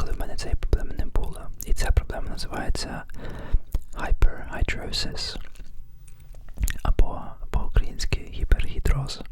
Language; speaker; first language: Ukrainian; early bilingual, heritage; Ukrainian